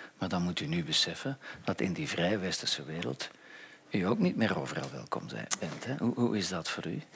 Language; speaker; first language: Dutch; native; Dutch